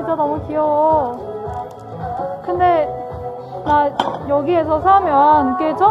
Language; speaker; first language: Korean; non-native, fluent; Cantonese